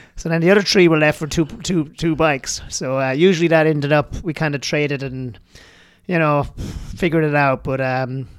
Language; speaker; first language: English; native; English